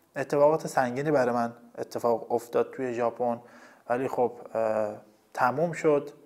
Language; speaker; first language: Persian; native; Persian